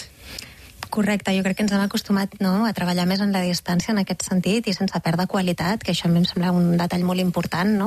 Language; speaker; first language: Catalan; native; Catalan